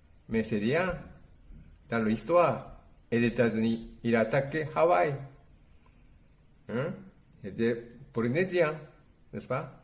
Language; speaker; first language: French; non-native, learner; Japanese